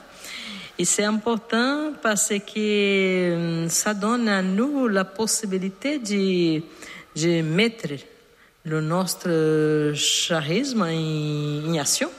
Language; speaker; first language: French; non-native, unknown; Portuguese